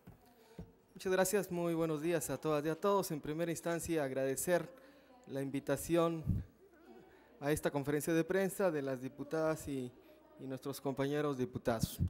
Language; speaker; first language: Spanish; native; Spanish